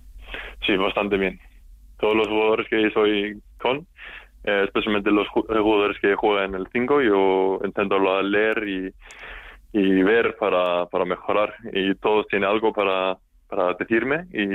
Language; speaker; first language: Spanish; non-native, learner; Icelandic